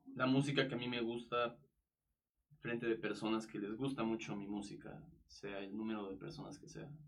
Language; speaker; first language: Spanish; native; Spanish